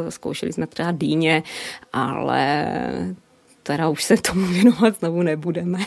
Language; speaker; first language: Czech; native; Czech